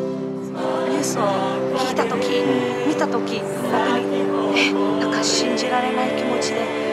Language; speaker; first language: Japanese; non-native, fluent; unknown